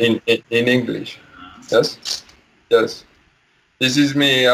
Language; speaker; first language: English; non-native, learner; Spanish